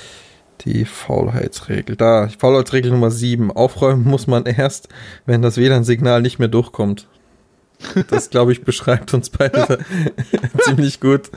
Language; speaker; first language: German; native; German